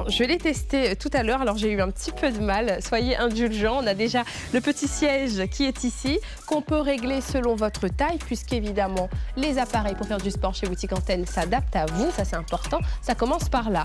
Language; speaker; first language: French; native; French